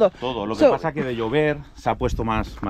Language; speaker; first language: Spanish; native; Spanish